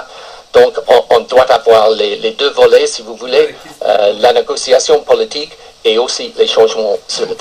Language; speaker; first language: French; non-native, fluent; English